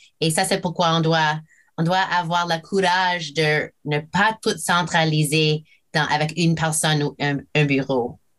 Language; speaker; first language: French; non-native, local second language; English